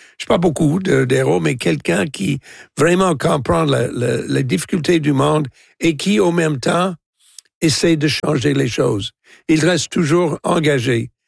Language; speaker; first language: French; non-native, local second language; English